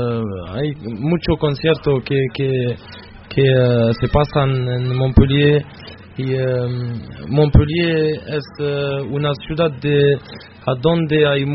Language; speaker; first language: Spanish; non-native, learner; French